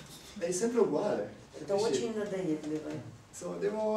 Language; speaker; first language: Italian; non-native, learner; German